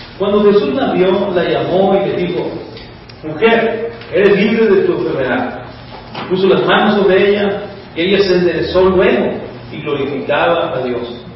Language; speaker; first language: Spanish; non-native, fluent; English